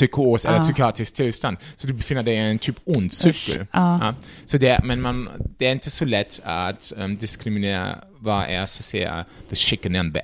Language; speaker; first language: Swedish; non-native, fluent; German